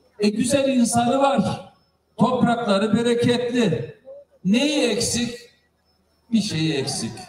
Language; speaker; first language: Turkish; native; Turkish